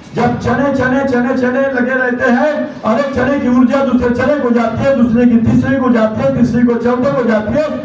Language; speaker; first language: Hindi; non-native, local second language; Marathi